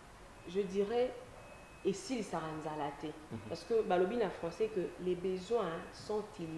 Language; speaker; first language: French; non-native, local second language; Lingala